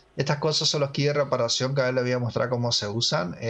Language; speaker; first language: Spanish; native; Spanish